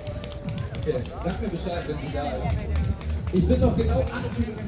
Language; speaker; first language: German; native; German